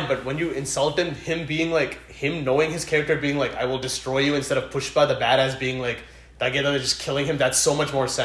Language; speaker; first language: English; early bilingual, other home language; Telugu